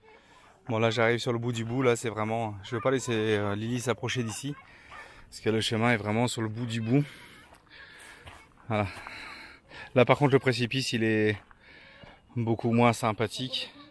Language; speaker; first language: French; native; French